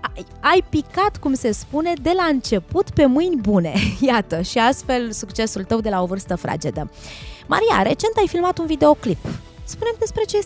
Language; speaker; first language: Romanian; native; Romanian